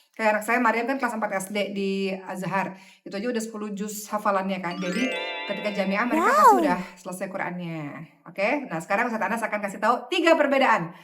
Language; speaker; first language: Indonesian; native; Indonesian